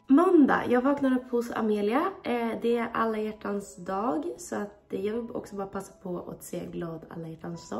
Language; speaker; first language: Swedish; native; Swedish